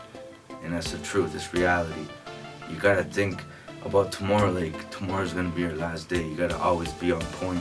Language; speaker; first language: English; early bilingual, other home language; Spanish